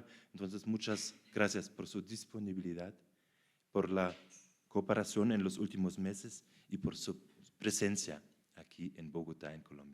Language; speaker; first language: Spanish; non-native, fluent; German